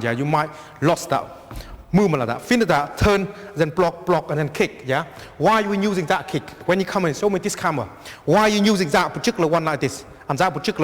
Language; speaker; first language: English; non-native, fluent; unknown